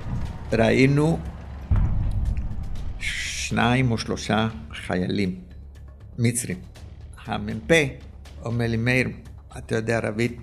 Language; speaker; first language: Hebrew; early bilingual, other home language; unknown